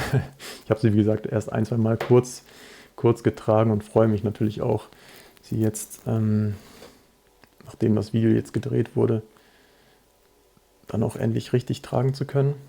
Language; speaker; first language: German; native; German